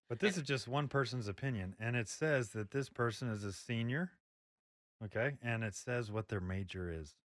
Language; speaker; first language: English; native; English